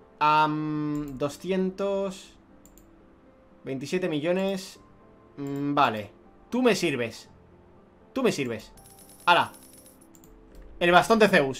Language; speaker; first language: Spanish; native; Spanish